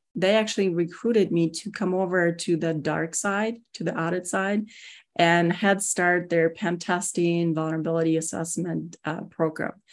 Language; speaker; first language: English; non-native, fluent; Russian